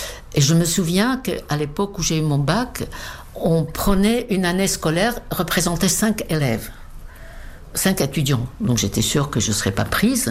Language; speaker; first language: French; non-native, fluent; Czech